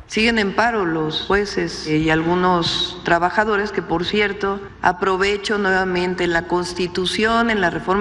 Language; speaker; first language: Spanish; native; Spanish